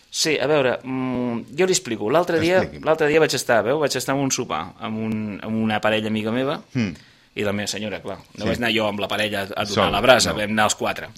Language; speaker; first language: Catalan; native; Catalan